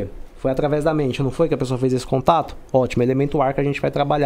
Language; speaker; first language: Portuguese; native; Portuguese